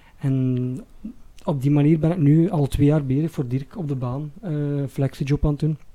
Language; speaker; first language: Dutch; native; Dutch